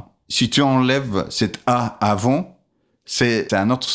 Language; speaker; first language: French; non-native, fluent; Russian